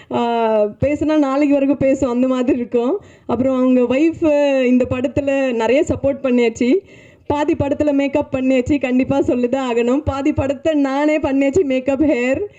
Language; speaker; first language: Tamil; non-native, learner; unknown